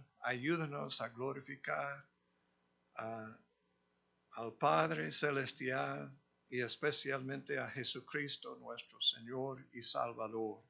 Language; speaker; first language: Spanish; non-native, fluent; English